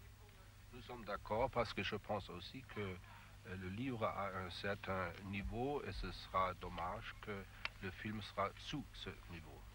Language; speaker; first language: French; non-native, fluent; German